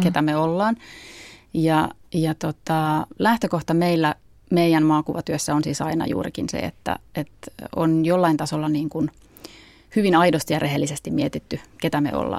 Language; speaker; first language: Finnish; native; Finnish